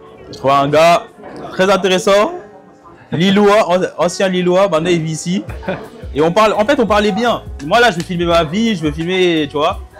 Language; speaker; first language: French; native; French